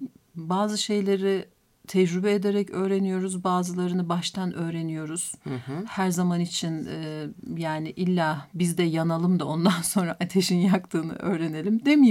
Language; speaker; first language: Turkish; native; Turkish